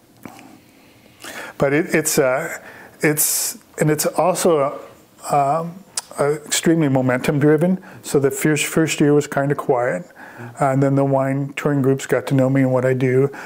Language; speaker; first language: English; native; English